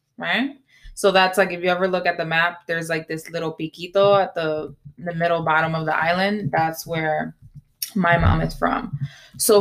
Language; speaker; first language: English; early bilingual, other home language; Spanish